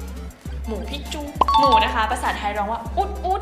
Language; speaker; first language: Thai; native; Thai